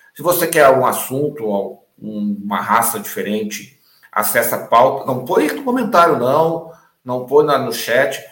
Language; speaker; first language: Portuguese; native; Portuguese